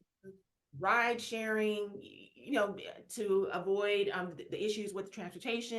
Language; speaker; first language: English; native; English